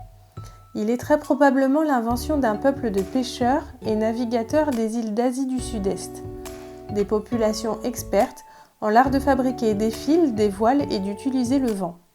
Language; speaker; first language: French; native; French